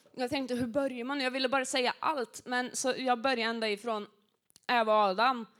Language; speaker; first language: Swedish; native; Swedish